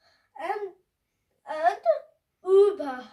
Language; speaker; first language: English; non-native, learner; Hindi